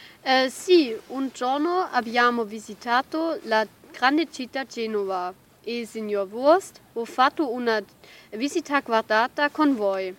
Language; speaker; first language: Italian; non-native, learner; German